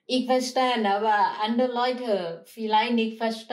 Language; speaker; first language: German; non-native, learner; Thai